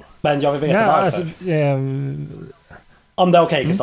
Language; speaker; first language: Swedish; non-native, fluent; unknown